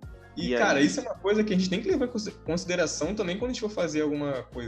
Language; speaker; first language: Portuguese; native; Portuguese